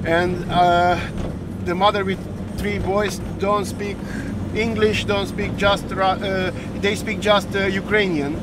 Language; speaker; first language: English; non-native, learner; Romanian